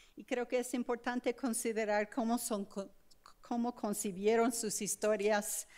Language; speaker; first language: Spanish; non-native, fluent; English